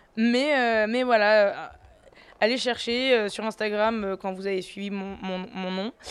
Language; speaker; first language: French; native; French